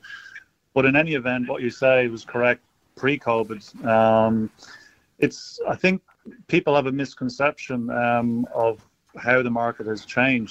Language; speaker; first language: English; native; English